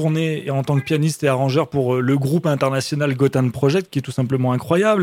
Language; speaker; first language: French; native; French